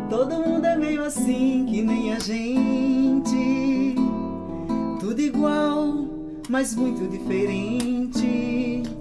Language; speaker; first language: Portuguese; native; Portuguese